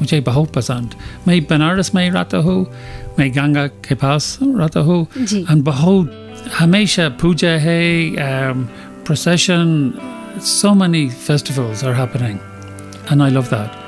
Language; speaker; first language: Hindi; non-native, learner; English